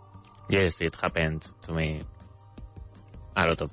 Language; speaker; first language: English; non-native, fluent; Spanish